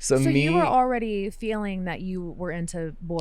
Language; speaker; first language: English; native; English